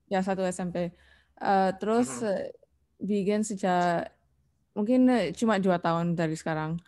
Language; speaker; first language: Indonesian; non-native, learner; English